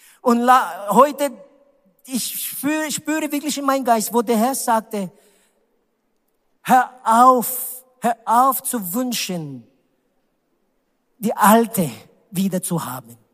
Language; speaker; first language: German; non-native, learner; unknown